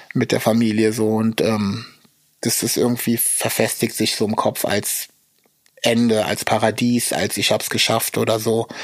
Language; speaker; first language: German; early bilingual, other home language; Russian